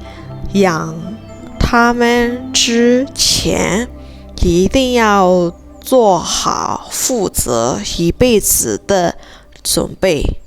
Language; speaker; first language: Chinese; non-native, fluent; Burmese